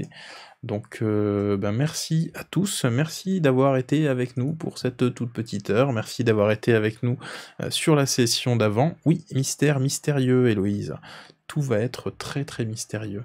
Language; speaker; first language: French; native; French